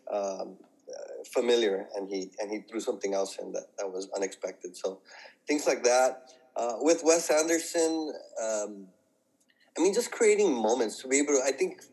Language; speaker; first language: English; native; English